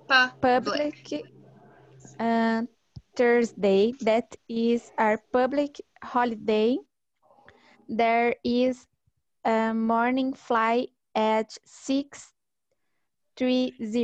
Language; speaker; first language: English; non-native, learner; Portuguese